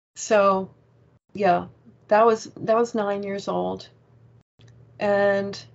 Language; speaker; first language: English; native; English